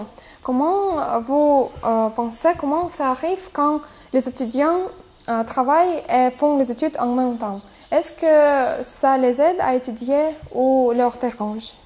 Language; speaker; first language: French; non-native, fluent; Russian